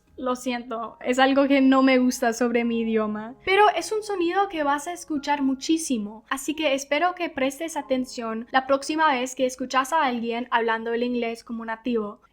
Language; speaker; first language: Spanish; non-native, fluent; English